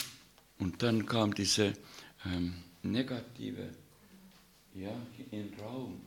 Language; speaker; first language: German; non-native, learner; Russian